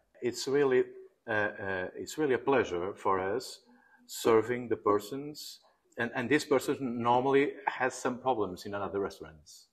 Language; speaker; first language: English; non-native, fluent; Portuguese